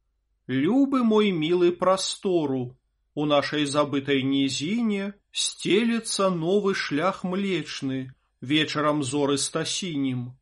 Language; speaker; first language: Belarusian; native; Belarusian